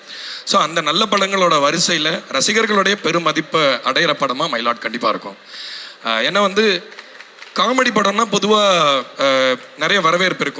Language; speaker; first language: Tamil; native; Tamil